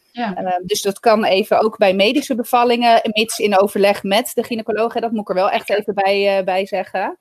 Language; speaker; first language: Dutch; early bilingual, other home language; Italian